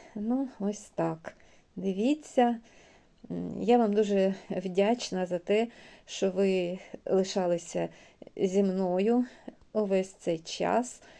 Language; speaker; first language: Ukrainian; non-native, local second language; Russian